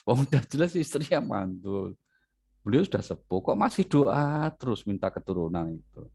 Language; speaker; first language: Indonesian; native; Indonesian